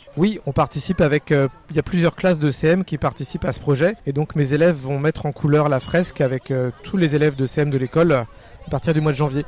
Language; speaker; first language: French; native; French